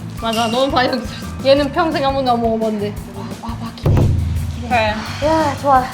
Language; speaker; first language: Korean; non-native, fluent; German